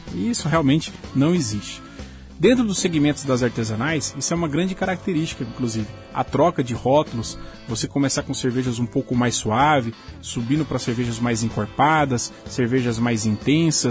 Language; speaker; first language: Portuguese; native; Portuguese